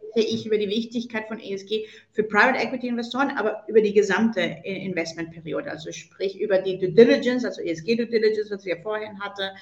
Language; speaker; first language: German; non-native, fluent; Spanish